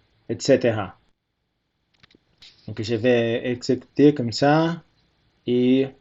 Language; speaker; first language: French; non-native, fluent; Portuguese